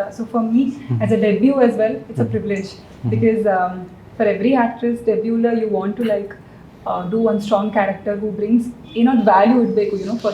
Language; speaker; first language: Kannada; non-native, local second language; Malayalam